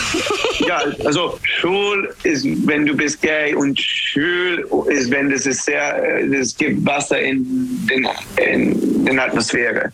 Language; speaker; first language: German; non-native, learner; English